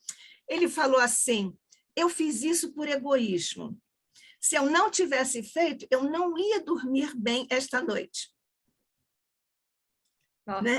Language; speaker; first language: Portuguese; native; Portuguese